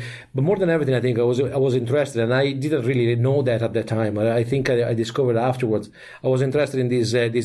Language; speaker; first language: English; non-native, fluent; Italian